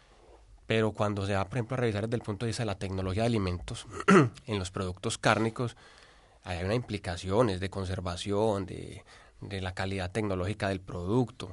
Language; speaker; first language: Spanish; native; Spanish